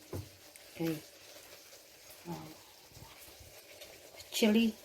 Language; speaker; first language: English; non-native, local second language; Filipino